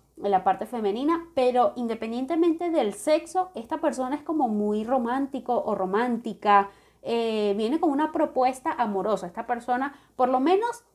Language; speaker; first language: Spanish; native; Spanish